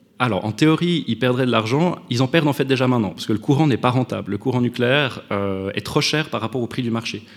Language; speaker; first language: French; native; French